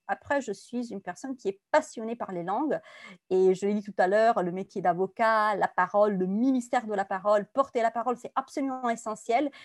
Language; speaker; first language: French; non-native, fluent; Italian